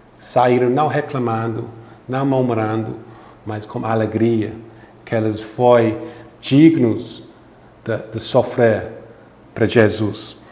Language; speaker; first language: Portuguese; non-native, fluent; English